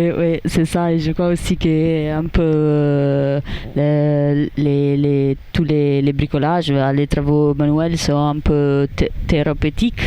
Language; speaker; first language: French; non-native, learner; Italian